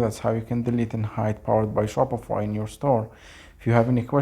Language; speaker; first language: English; non-native, fluent; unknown